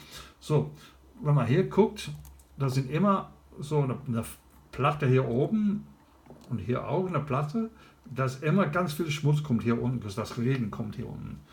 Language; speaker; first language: German; non-native, learner; English